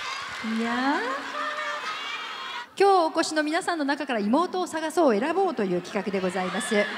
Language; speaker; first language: Japanese; native; Japanese